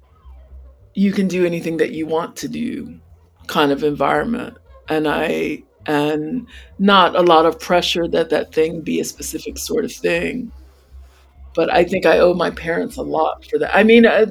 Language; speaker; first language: English; native; English